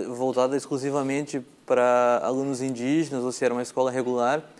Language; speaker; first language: Portuguese; native; Portuguese